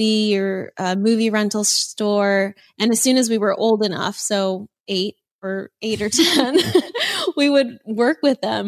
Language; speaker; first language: English; native; English